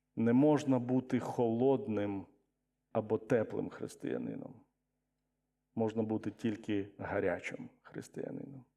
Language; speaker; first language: Ukrainian; non-native, local second language; Russian